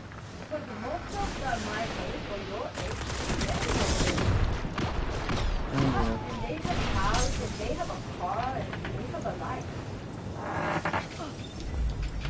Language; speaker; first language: English; non-native, learner; Japanese